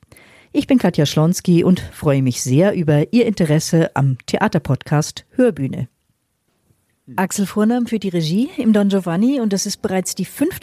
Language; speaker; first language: German; native; German